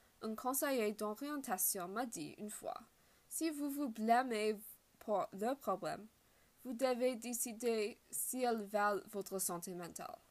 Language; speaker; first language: French; non-native, learner; English